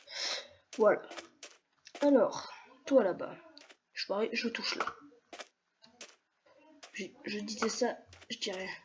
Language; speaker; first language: French; native; French